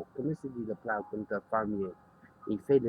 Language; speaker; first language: French; non-native, learner; English